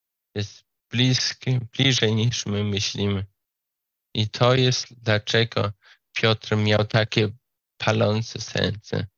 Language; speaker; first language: Polish; non-native, learner; Slovak